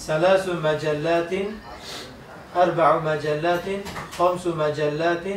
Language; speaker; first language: Arabic; non-native, learner; Uzbek